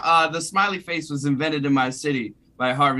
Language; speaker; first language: English; native; English